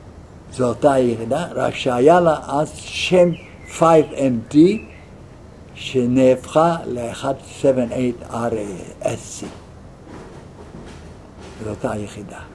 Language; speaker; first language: Hebrew; non-native, fluent; Yiddish